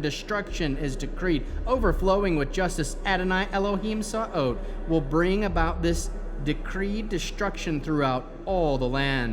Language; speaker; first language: English; native; English